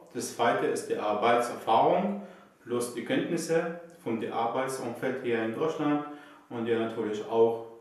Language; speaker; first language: German; non-native, learner; Arabic